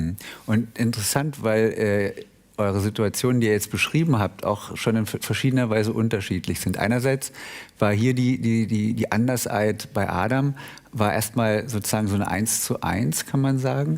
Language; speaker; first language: German; native; German